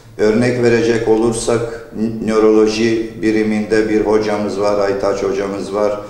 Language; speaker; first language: Turkish; early bilingual, heritage; Turkish